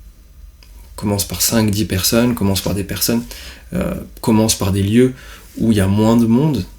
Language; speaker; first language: French; native; French